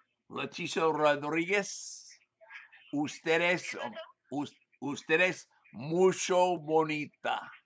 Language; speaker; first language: Spanish; non-native, learner; English